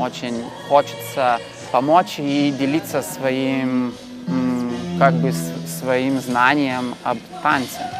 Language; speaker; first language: Russian; non-native, fluent; Lithuanian